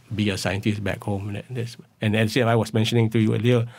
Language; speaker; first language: English; non-native, local second language; Malay